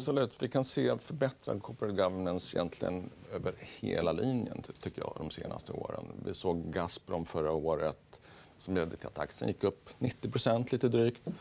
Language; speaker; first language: Swedish; native; Swedish